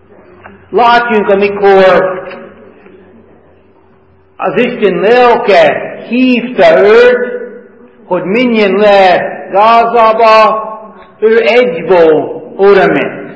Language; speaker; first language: Hungarian; non-native, fluent; English